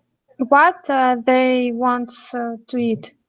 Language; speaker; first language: English; non-native, learner; Russian